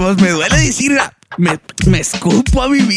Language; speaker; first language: Spanish; early bilingual, other home language; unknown